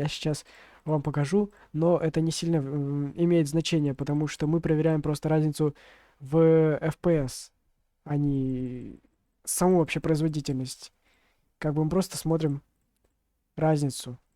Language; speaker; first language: Russian; native; Russian